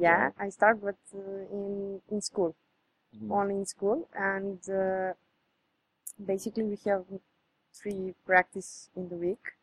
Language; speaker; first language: English; non-native, fluent; Serbian